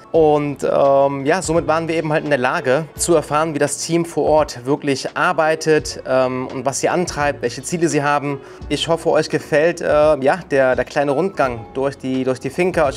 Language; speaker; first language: German; native; German